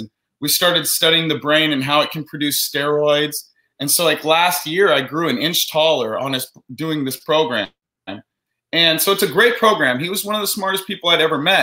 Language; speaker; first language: English; native; English